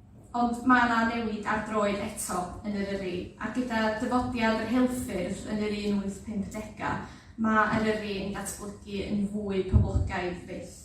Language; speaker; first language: Welsh; native; Welsh